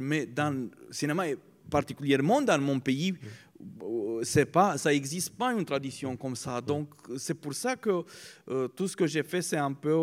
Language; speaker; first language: French; non-native, fluent; Romanian